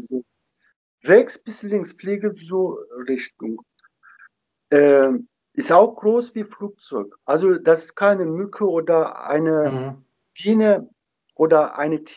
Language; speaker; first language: German; non-native, learner; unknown